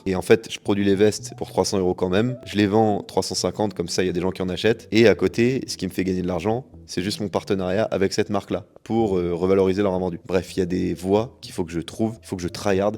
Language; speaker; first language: French; native; French